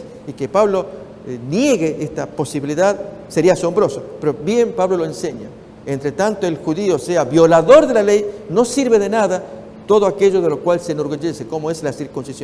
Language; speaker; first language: Spanish; native; Spanish